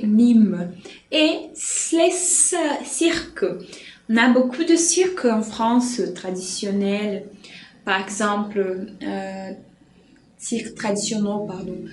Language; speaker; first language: French; non-native, fluent; Portuguese